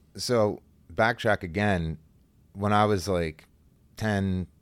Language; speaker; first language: English; native; English